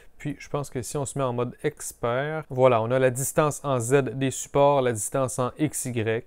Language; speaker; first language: French; native; French